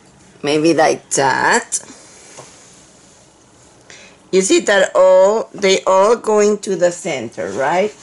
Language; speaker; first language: English; non-native, fluent; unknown